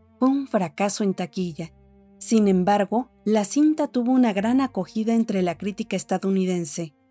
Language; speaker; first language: Spanish; native; Spanish